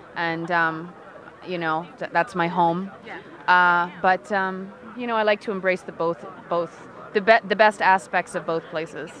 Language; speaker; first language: English; native; English